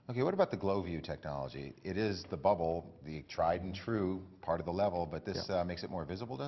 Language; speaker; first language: English; native; English